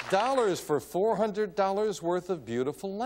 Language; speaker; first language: English; native; English